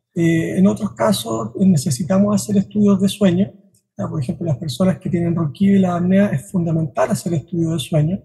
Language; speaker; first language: Spanish; native; Spanish